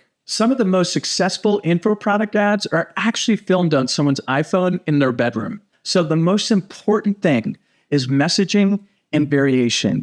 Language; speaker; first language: English; native; English